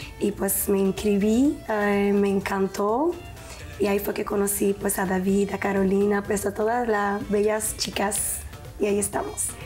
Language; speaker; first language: Spanish; native; Spanish